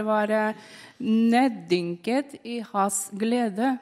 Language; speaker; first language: Norwegian; non-native, fluent; Polish